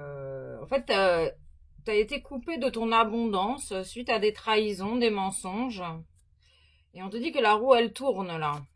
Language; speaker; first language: French; native; French